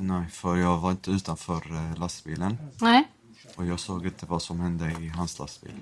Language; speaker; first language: Swedish; non-native, fluent; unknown